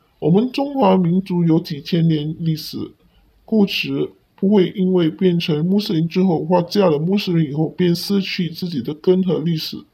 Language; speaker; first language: Chinese; non-native, local second language; Cantonese